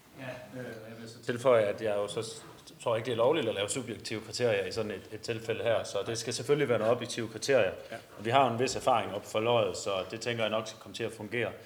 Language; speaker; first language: Danish; native; Danish